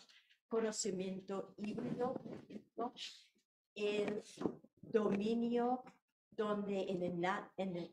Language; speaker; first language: Spanish; non-native, fluent; English